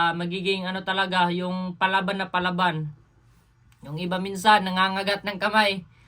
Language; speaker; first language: Filipino; non-native, local second language; Cebuano